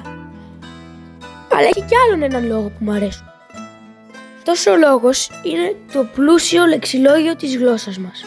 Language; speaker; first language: Greek; early bilingual, heritage; Greek